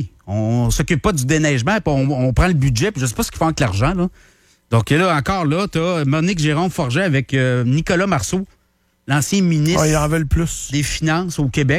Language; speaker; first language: French; native; French